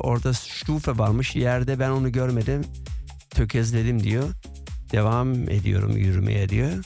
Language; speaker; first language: Turkish; native; Turkish